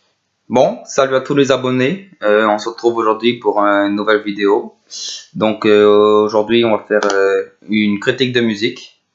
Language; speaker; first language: French; native; French